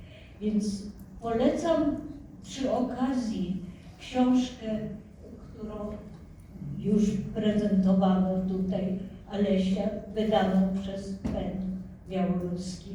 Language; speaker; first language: Polish; non-native, fluent; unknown